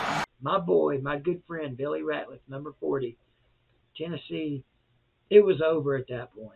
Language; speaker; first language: English; native; English